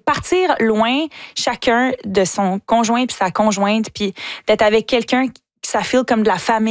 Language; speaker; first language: French; native; French